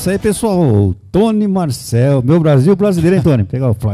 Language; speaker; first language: Portuguese; native; Portuguese